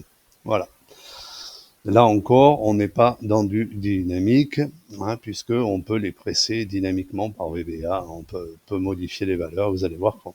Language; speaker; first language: French; native; French